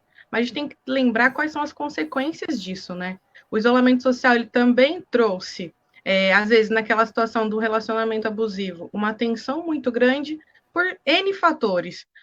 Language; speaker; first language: Portuguese; native; Portuguese